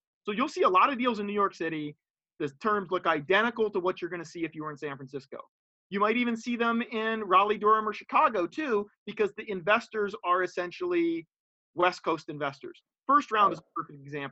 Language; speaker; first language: English; native; English